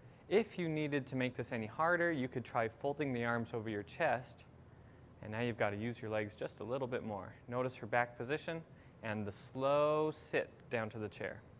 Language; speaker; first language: English; native; English